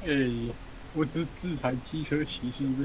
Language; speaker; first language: Chinese; native; Chinese